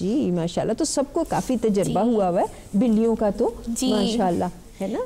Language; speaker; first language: Urdu; native; Urdu